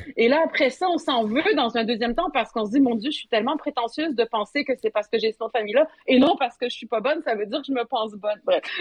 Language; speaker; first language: French; native; French